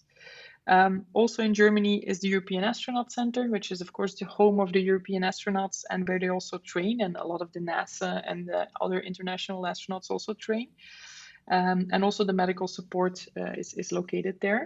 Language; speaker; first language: English; non-native, fluent; Dutch